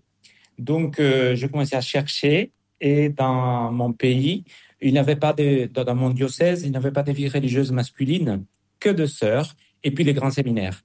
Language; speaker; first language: French; non-native, fluent; Spanish